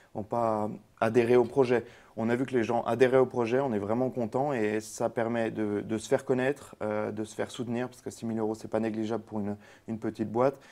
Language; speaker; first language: French; native; French